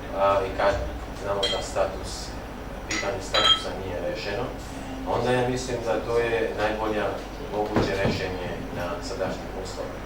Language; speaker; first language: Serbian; non-native, local second language; Albanian